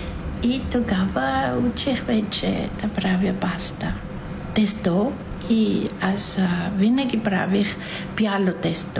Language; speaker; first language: Bulgarian; non-native, fluent; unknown